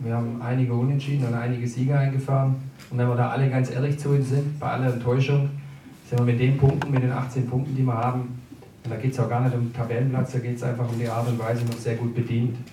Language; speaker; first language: German; native; German